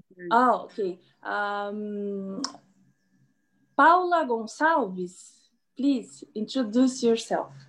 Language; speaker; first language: English; non-native, learner; Portuguese